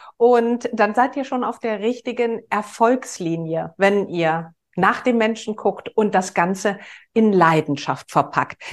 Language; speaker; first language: German; native; German